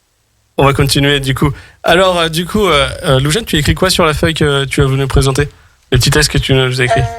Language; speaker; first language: French; native; French